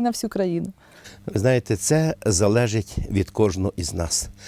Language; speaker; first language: Ukrainian; native; Ukrainian